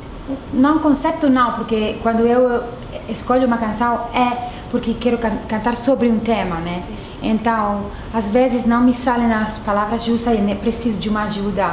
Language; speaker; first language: Portuguese; non-native, fluent; Italian